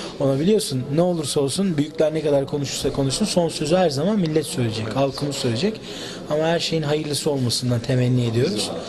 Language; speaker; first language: Turkish; native; Turkish